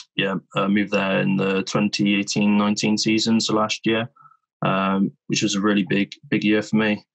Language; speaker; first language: English; native; English